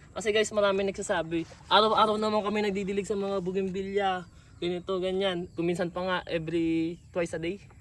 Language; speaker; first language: Filipino; native; Filipino